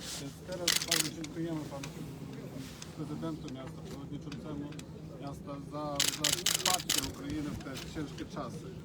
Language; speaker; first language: Polish; non-native, fluent; Ukrainian